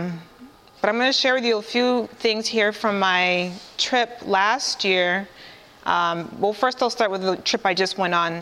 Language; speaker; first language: English; native; English